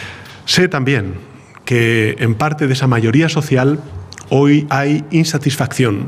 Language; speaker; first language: Spanish; native; Spanish